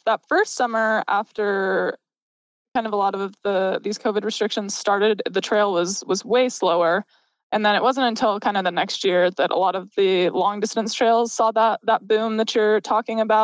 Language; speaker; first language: English; native; English